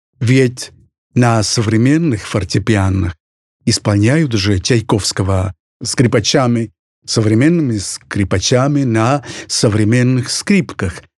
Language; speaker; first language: Russian; non-native, fluent; Spanish